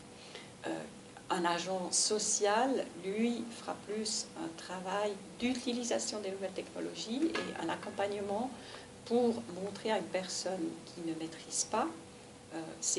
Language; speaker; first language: French; native; French